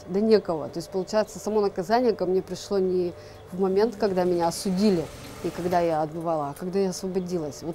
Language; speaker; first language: Russian; native; Russian